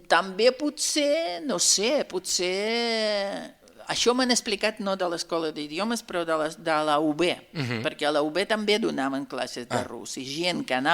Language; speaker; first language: Catalan; non-native, fluent; Russian